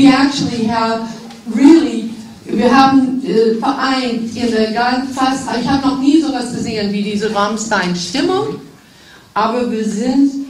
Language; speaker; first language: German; non-native, fluent; English